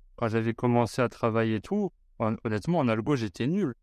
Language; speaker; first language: French; native; French